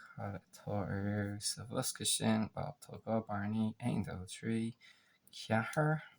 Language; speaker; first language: Irish; native; Irish